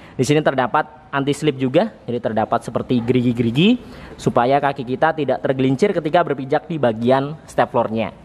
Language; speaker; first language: Indonesian; native; Indonesian